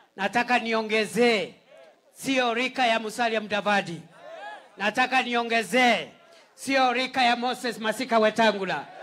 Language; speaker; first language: Swahili; non-native, local second language; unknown